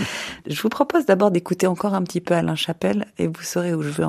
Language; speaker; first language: French; native; French